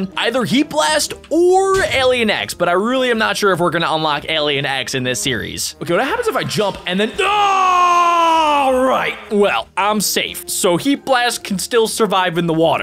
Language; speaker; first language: English; native; English